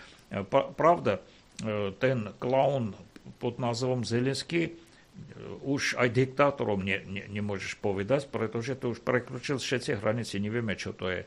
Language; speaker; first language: Slovak; non-native, fluent; Armenian